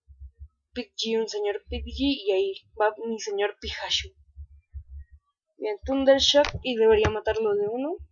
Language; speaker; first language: Spanish; native; Spanish